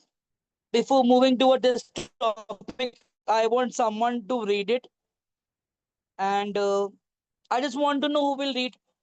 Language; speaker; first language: English; non-native, fluent; Hindi